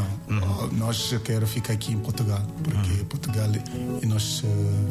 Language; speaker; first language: Portuguese; non-native, learner; Yoruba